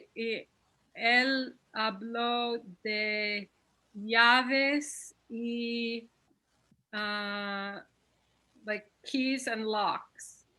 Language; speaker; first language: Spanish; non-native, fluent; English